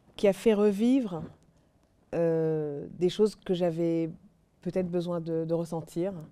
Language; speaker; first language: French; native; French